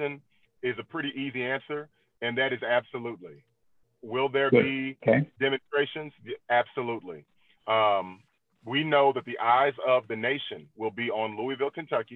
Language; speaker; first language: English; native; English